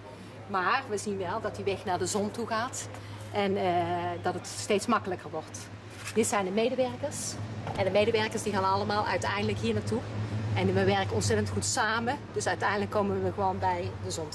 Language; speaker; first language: Dutch; native; Dutch